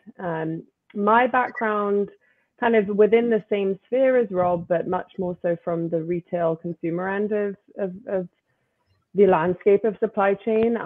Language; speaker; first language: English; native; English